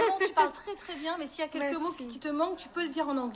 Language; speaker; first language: French; native; French